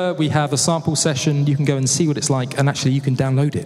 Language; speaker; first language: English; native; English